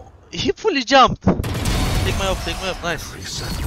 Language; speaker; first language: English; non-native, fluent; Turkish